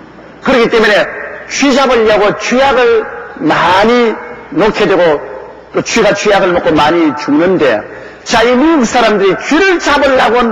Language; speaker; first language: Korean; native; Korean